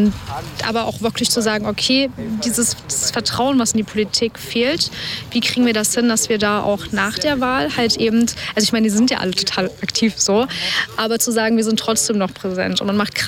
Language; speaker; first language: German; native; German